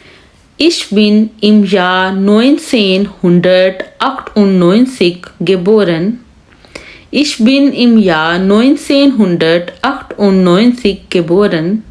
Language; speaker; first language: German; non-native, fluent; Urdu